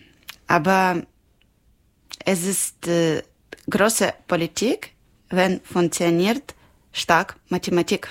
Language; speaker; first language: German; non-native, learner; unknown